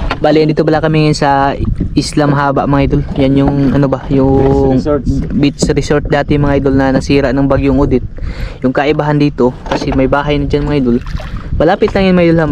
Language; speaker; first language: Filipino; native; Filipino